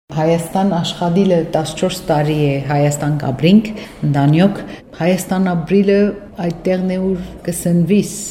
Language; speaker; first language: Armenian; early bilingual, heritage; Armenian